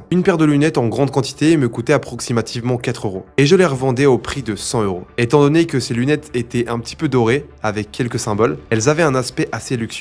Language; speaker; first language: French; native; French